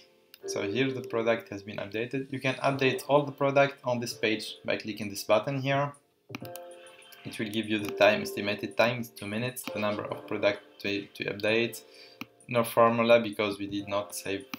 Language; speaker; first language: English; non-native, fluent; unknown